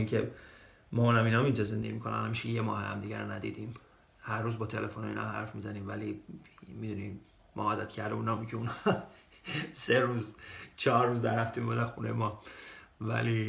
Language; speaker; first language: Persian; early bilingual, heritage; Persian